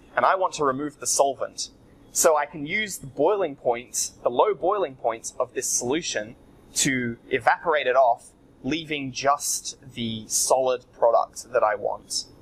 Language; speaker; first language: English; native; English